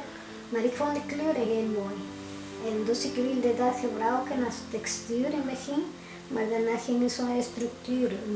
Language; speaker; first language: Dutch; non-native, fluent; Spanish